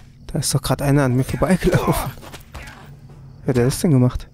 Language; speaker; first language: German; native; German